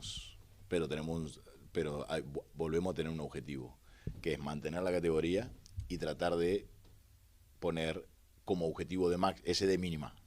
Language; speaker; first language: Spanish; native; Spanish